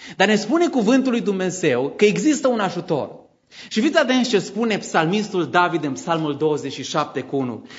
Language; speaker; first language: Romanian; native; Romanian